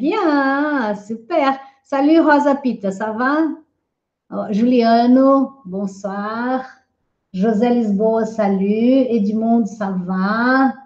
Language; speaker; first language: French; non-native, fluent; Portuguese